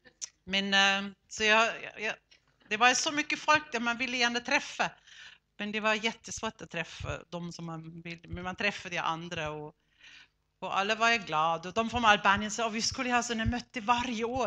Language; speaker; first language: Swedish; non-native, fluent; German